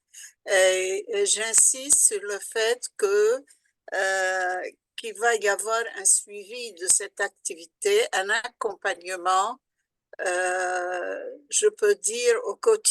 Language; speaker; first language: French; non-native, local second language; Arabic